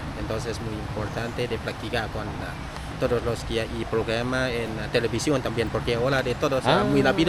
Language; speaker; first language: Spanish; non-native, learner; Thai